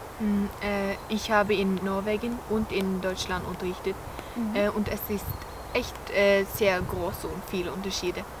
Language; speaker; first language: German; non-native, learner; Norwegian